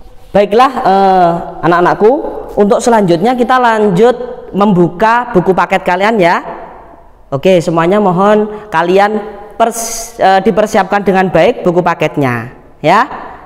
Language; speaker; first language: Indonesian; non-native, local second language; Javanese